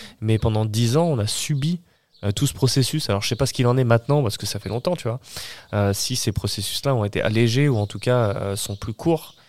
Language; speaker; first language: French; early bilingual, other home language; Portuguese